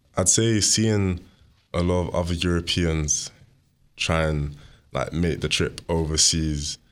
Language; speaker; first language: English; native; English